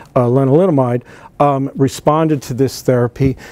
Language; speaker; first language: English; native; English